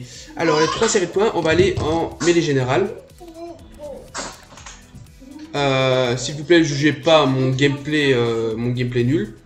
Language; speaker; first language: French; native; French